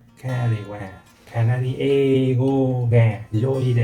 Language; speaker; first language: Japanese; non-native, learner; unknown